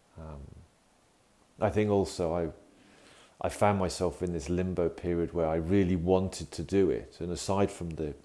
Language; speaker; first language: English; native; English